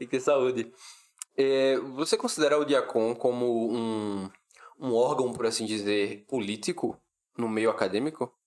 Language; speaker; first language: Portuguese; native; Portuguese